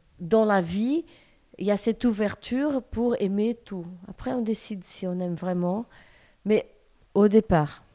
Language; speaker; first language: French; non-native, fluent; Portuguese